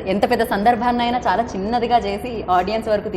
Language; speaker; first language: Telugu; native; Telugu